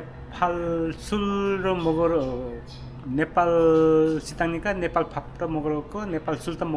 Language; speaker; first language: Korean; non-native, learner; Nepali